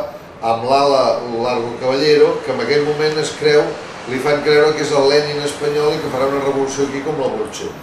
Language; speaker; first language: Catalan; native; Catalan